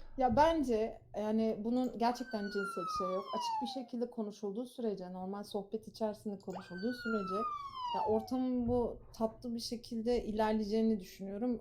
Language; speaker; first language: Turkish; early bilingual, heritage; Turkish